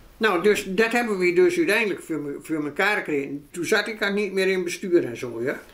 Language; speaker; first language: Dutch; native; Dutch